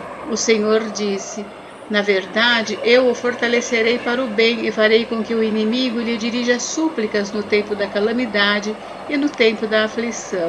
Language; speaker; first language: Portuguese; native; Portuguese